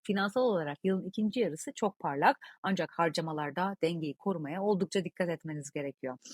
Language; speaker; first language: Turkish; native; Turkish